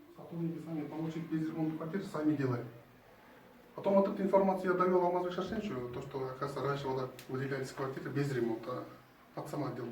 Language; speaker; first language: Russian; non-native, local second language; Kyrgyz